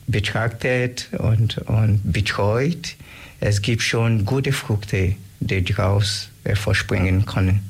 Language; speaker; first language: German; non-native, learner; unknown